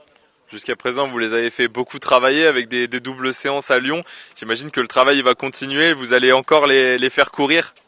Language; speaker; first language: French; native; French